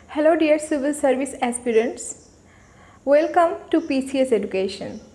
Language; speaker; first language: English; non-native, local second language; Bangla